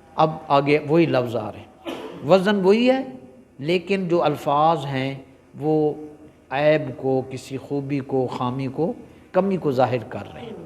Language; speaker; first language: Urdu; non-native, local second language; Punjabi